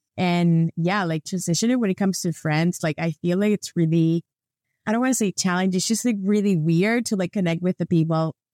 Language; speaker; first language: English; non-native, fluent; Spanish